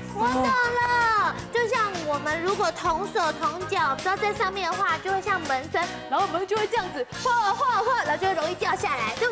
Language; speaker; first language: Chinese; native; Chinese